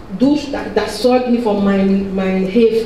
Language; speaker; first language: German; non-native, learner; French